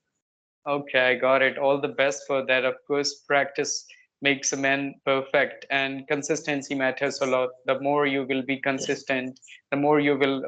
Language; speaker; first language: English; non-native, local second language; Hindi